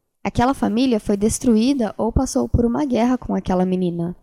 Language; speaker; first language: Portuguese; native; Portuguese